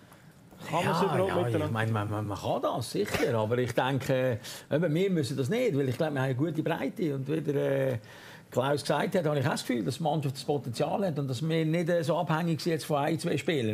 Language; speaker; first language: German; native; German